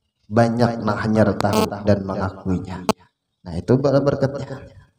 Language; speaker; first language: Indonesian; non-native, local second language; Banjar